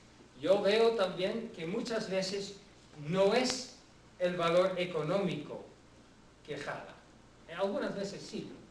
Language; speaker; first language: Spanish; non-native, fluent; Dutch